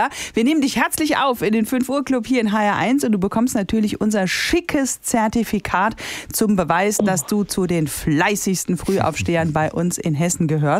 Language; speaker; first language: German; native; German